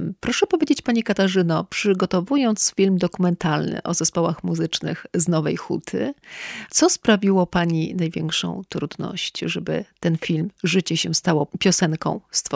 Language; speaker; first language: Polish; native; Polish